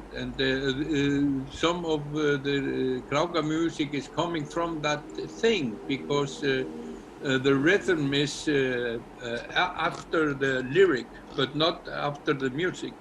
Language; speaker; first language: English; non-native, learner; Icelandic